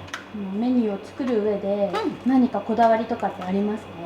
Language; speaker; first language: Japanese; native; Japanese